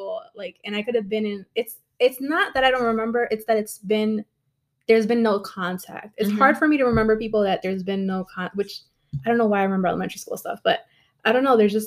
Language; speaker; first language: English; early bilingual, other home language; Spanish